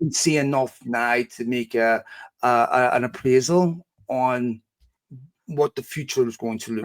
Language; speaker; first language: English; native; English